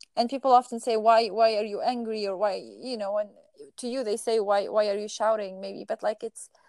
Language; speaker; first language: English; non-native, fluent; Arabic